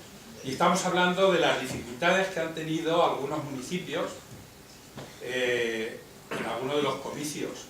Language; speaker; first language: Spanish; native; Spanish